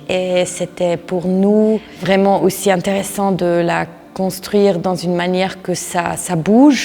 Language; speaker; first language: French; non-native, local second language; German